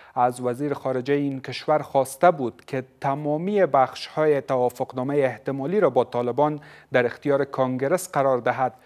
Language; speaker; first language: Persian; native; Persian